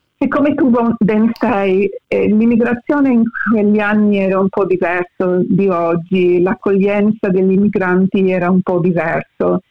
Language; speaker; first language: Italian; early bilingual, heritage; Italian